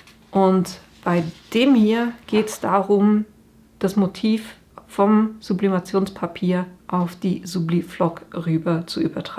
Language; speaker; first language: German; native; German